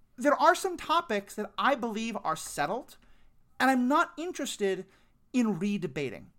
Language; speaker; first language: English; native; English